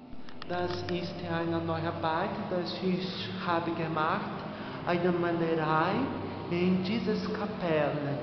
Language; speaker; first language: German; non-native, learner; Portuguese